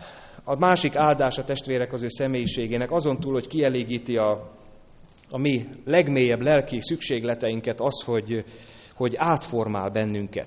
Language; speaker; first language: Hungarian; native; Hungarian